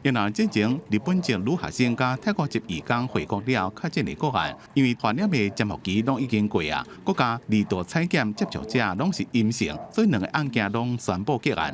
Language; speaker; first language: Chinese; native; Chinese